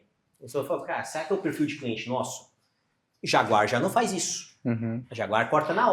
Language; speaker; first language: Portuguese; native; Portuguese